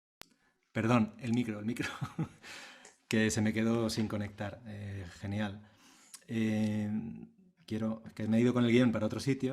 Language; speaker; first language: Spanish; native; Spanish